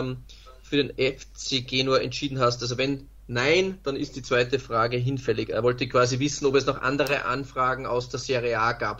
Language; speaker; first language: German; native; German